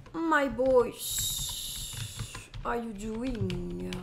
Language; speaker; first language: English; non-native, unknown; French